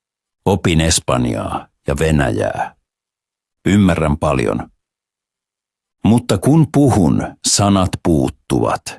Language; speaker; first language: Finnish; non-native, fluent; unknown